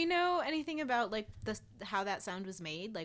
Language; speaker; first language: English; native; English